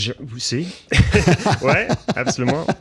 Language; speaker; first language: French; non-native, fluent; English